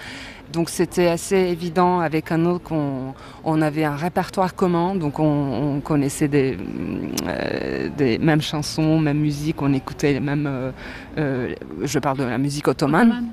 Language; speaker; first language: French; non-native, fluent; Turkish